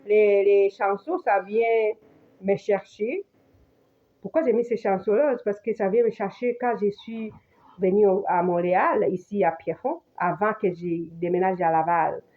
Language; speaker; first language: French; non-native, fluent; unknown